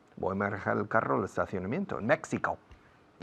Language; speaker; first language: Spanish; non-native, fluent; English